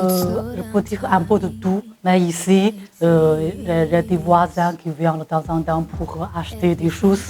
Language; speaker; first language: French; non-native, fluent; Chinese